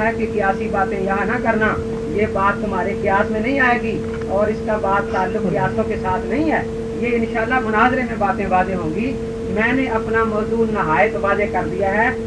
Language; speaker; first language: Urdu; native; Urdu